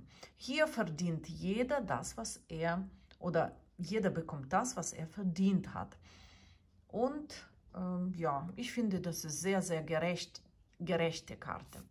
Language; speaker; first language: German; non-native, fluent; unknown